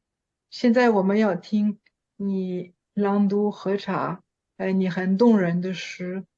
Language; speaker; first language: Chinese; non-native, fluent; French